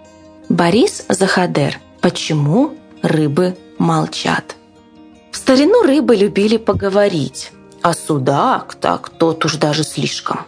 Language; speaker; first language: Russian; native; Russian